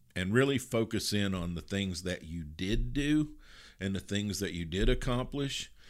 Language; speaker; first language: English; native; English